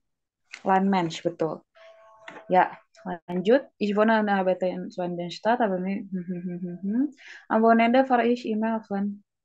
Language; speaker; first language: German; non-native, fluent; Indonesian